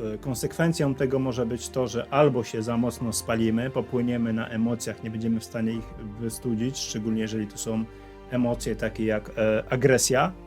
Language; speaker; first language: Polish; native; Polish